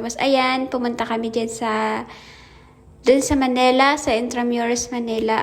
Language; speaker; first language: Filipino; non-native, local second language; Hiligaynon